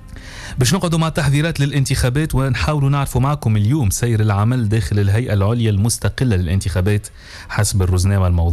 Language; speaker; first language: Arabic; native; Arabic